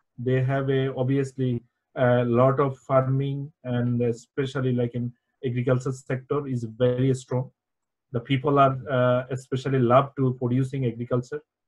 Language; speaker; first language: English; non-native, local second language; Bangla